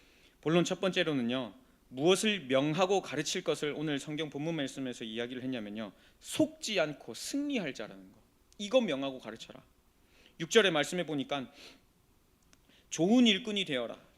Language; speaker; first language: Korean; native; Korean